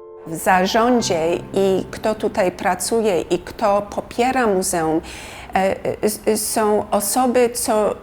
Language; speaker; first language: Polish; early bilingual, heritage; Polish